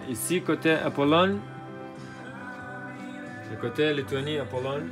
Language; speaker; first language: French; non-native, learner; Lithuanian